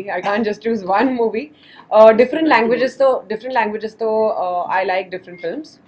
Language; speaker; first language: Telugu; non-native, local second language; Hindi